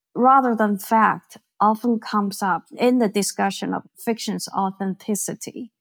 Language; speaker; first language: English; non-native, fluent; Chinese